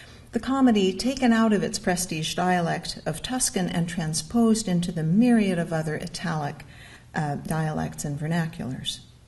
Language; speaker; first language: English; native; English